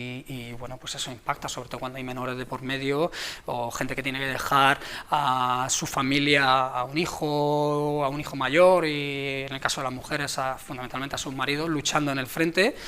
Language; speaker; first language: Spanish; native; Spanish